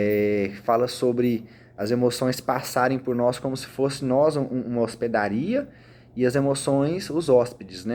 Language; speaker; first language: Portuguese; native; Portuguese